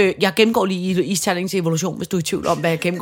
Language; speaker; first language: Danish; native; Danish